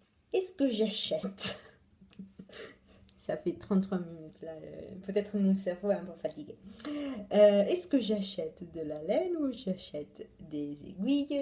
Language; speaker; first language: French; non-native, fluent; Italian